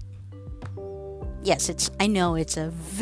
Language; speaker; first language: English; non-native, local second language; Filipino